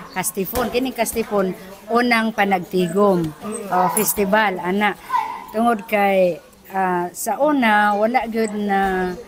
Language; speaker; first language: Cebuano; non-native, local second language; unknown